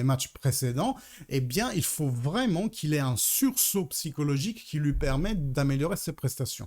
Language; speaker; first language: French; early bilingual, heritage; Italian